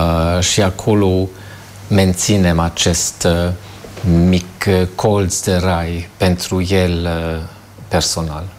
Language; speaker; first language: Romanian; non-native, fluent; German